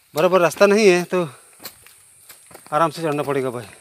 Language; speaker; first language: Hindi; non-native, local second language; Gujarati